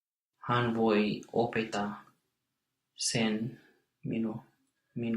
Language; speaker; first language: Finnish; non-native, learner; English